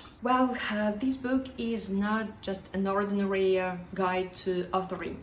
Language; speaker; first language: English; non-native, fluent; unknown